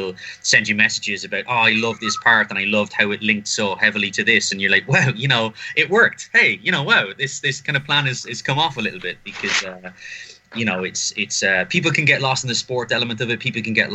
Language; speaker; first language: English; native; English